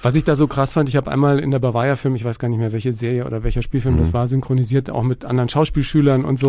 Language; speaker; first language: German; native; German